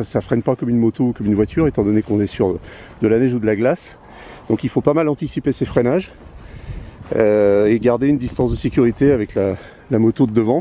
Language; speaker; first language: French; native; French